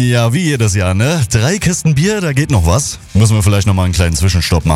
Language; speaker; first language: German; native; German